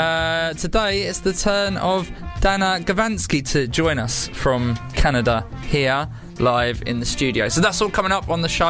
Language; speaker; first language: English; native; English